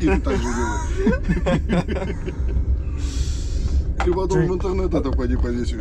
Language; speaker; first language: Russian; native; Russian